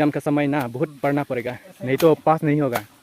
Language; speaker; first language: Hindi; non-native, local second language; Karbi